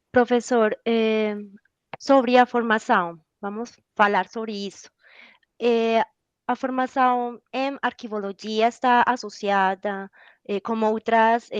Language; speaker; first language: Portuguese; non-native, learner; Spanish